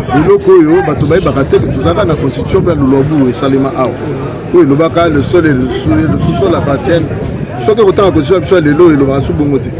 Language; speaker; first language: Lingala; non-native, local second language; Luba-Lulua